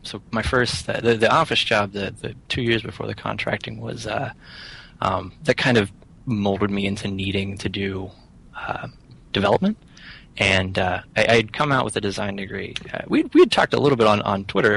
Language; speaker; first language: English; native; English